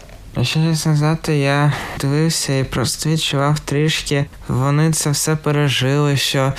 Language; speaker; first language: Ukrainian; non-native, local second language; Russian